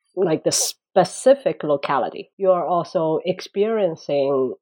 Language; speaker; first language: English; non-native, fluent; Chinese